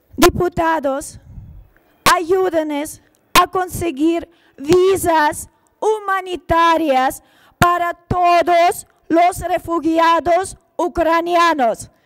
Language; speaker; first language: Spanish; non-native, fluent; Ukrainian